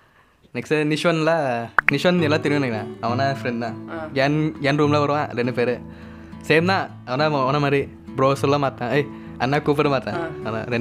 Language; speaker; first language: Tamil; non-native, learner; Thai